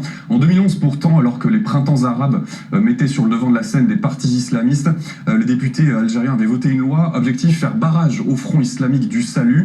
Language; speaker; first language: French; native; French